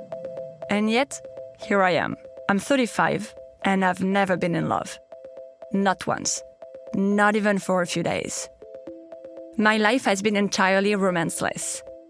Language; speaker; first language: English; non-native, fluent; French